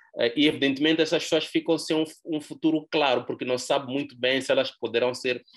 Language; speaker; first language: Portuguese; native; Portuguese